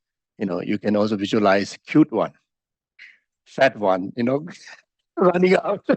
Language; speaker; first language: English; non-native, fluent; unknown